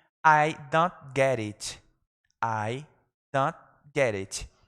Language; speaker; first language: English; non-native, fluent; Portuguese